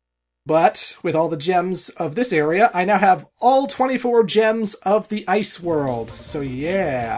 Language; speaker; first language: English; native; English